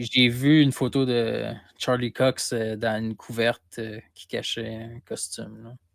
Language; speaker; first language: French; native; French